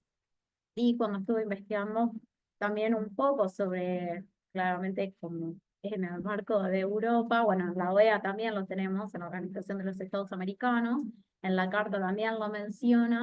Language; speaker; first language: Spanish; native; Spanish